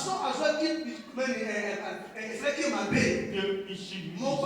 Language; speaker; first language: French; non-native, local second language; Lingala